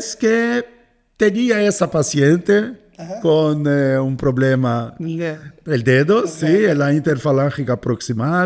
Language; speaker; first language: Spanish; non-native, fluent; Portuguese